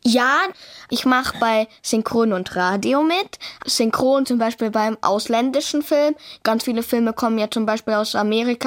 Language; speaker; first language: German; native; German